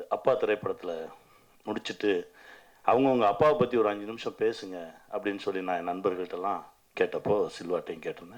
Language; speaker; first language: Tamil; native; Tamil